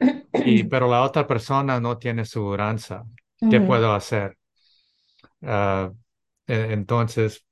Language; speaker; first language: Spanish; early bilingual, heritage; English